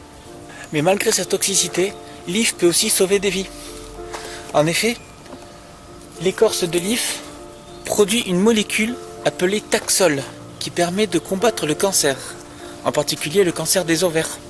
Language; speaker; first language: French; native; French